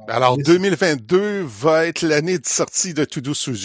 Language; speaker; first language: French; native; French